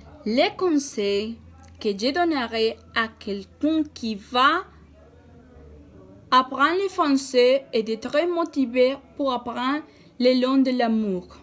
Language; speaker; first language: French; non-native, learner; Spanish